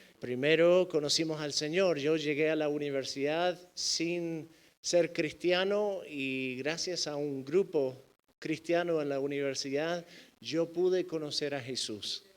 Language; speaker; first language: Spanish; non-native, fluent; English